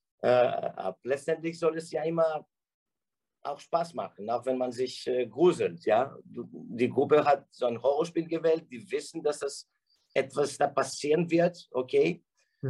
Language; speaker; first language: German; non-native, fluent; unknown